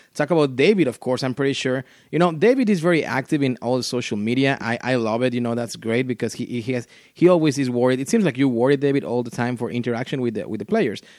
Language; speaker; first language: English; non-native, fluent; Spanish